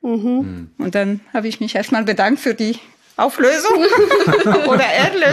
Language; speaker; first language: German; non-native, fluent; Italian